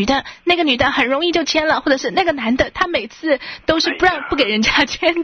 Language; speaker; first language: Chinese; native; Chinese